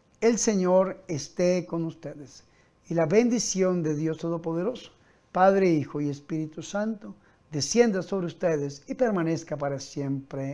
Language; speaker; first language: Spanish; native; Spanish